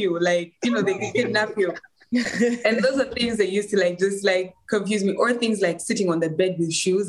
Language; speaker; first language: English; non-native, local second language; Ganda